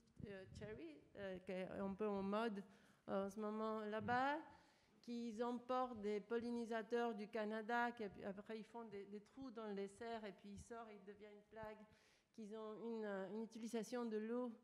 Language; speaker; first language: French; non-native, fluent; Spanish